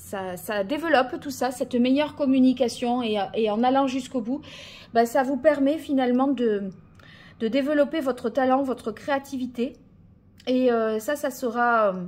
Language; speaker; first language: French; native; French